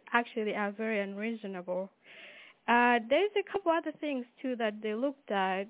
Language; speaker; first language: English; non-native, local second language; Nyanja